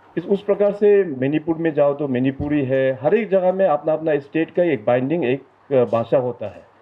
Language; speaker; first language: Hindi; non-native, local second language; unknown